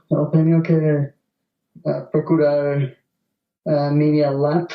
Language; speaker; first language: Portuguese; non-native, learner; Spanish